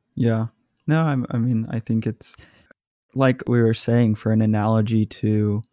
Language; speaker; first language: English; native; English